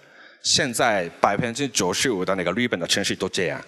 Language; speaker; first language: Chinese; non-native, fluent; Japanese